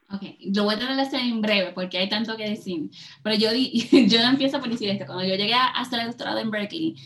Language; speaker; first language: Spanish; early bilingual, heritage; Spanish